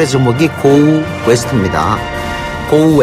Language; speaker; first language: Korean; native; Korean